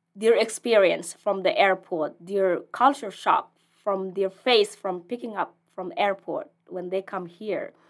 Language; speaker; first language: English; non-native, fluent; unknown